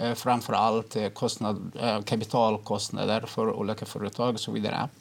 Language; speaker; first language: Swedish; non-native, fluent; Arabic